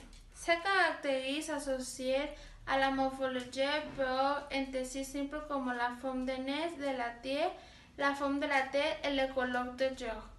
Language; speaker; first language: French; non-native, learner; Spanish